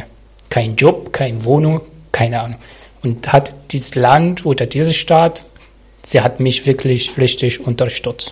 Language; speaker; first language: German; non-native, learner; Arabic